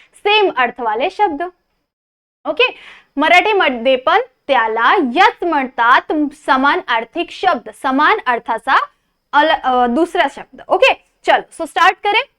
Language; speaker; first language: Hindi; non-native, local second language; Marathi